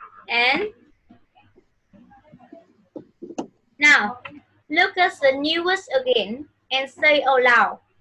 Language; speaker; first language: English; non-native, fluent; Vietnamese